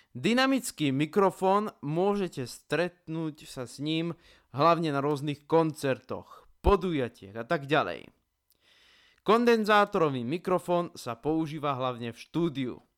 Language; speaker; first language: Slovak; native; Slovak